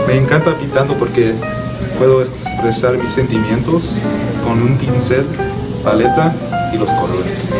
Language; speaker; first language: Spanish; non-native, learner; English